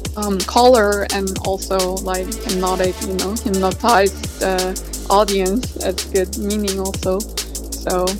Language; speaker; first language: English; non-native, learner; Korean